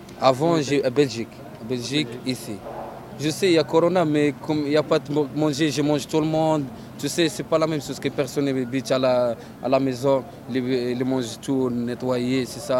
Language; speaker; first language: French; non-native, learner; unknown